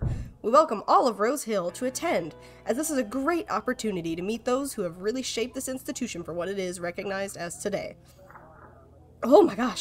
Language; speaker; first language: English; native; English